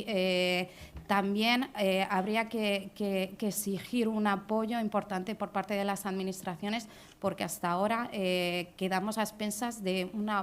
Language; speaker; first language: Spanish; native; Spanish